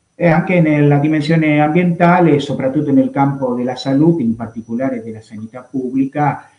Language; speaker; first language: Italian; non-native, fluent; Spanish